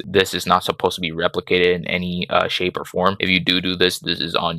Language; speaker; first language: English; native; English